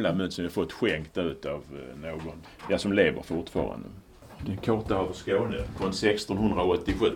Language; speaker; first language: Swedish; native; Swedish